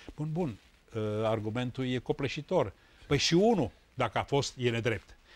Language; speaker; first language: Romanian; native; Romanian